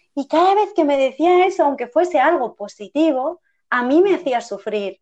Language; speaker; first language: Spanish; early bilingual, other home language; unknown